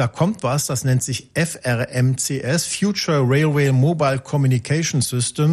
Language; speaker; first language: German; native; German